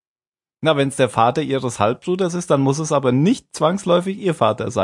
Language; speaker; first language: German; native; German